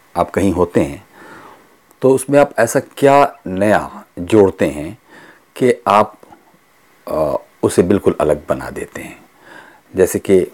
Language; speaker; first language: Hindi; native; Hindi